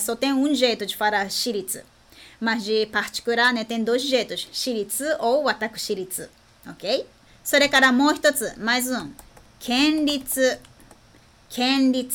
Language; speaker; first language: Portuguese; non-native, fluent; Japanese